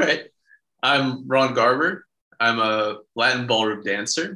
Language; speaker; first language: English; early bilingual, other home language; Hebrew